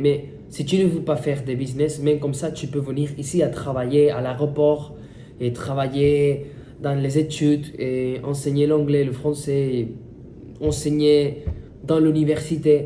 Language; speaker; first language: French; non-native, fluent; Spanish